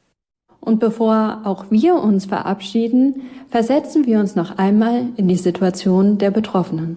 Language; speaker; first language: German; native; German